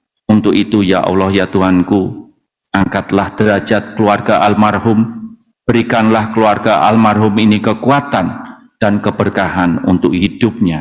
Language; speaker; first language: Indonesian; native; Indonesian